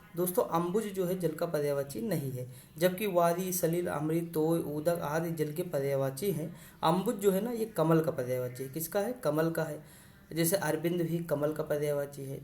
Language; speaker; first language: Hindi; native; Hindi